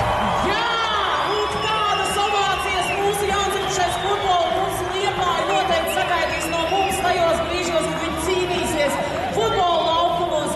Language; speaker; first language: Latvian; native; Latvian